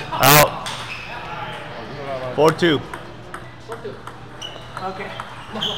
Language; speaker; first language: English; non-native, learner; Chinese